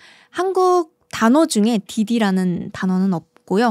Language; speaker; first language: Korean; native; Korean